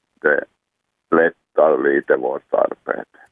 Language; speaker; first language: Swedish; non-native, local second language; Finnish